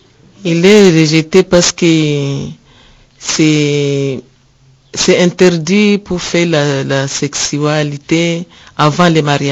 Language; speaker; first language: French; non-native, learner; Rundi